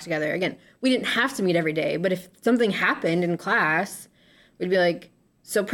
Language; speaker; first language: English; native; English